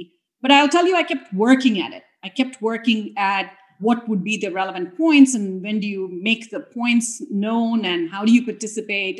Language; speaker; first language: English; non-native, local second language; Tamil